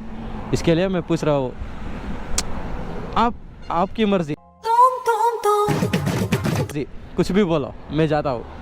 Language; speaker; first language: Hindi; non-native, local second language; Kannada